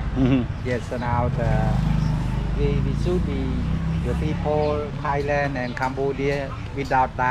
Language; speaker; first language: English; non-native, learner; Khmer